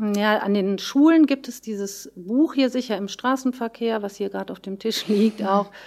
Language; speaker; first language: German; native; German